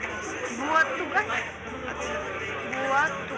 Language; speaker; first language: Indonesian; non-native, learner; Turkish